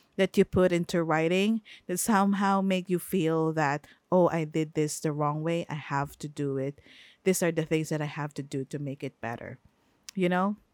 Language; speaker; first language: English; non-native, local second language; Filipino